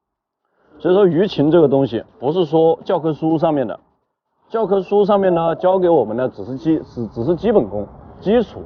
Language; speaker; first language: Chinese; native; Chinese